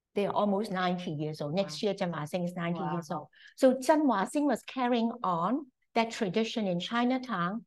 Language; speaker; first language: English; non-native, local second language; Cantonese